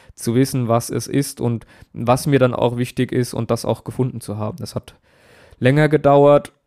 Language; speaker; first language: German; native; German